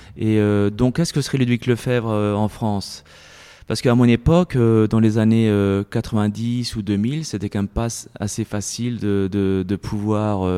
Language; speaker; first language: French; native; French